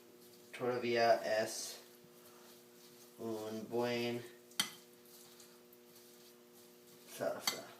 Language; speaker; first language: Spanish; non-native, learner; English